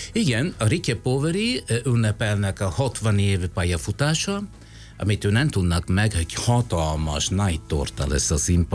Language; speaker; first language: Hungarian; non-native, fluent; Italian